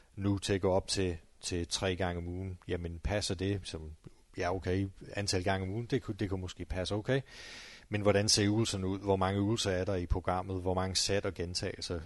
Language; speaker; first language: Danish; non-native, fluent; English